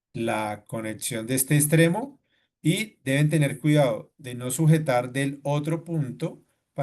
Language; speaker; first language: Spanish; native; Spanish